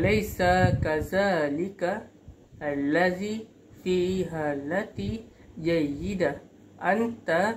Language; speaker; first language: Arabic; non-native, learner; Malay